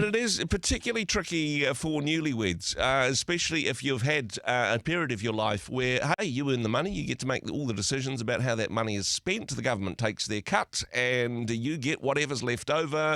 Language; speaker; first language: English; native; English